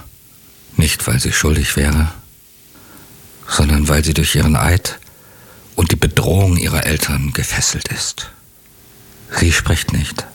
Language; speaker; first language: German; native; German